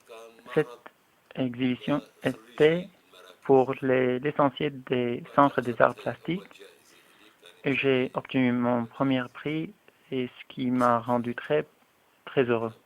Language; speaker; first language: French; non-native, fluent; Arabic